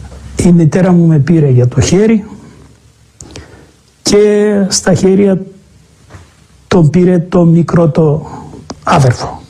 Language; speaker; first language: Greek; non-native, local second language; Macedonian